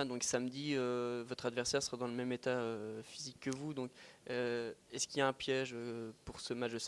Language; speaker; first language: French; native; French